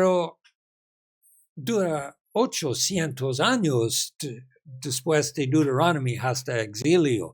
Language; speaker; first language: Spanish; non-native, learner; English